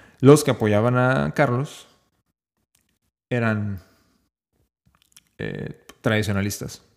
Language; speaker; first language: Spanish; native; Spanish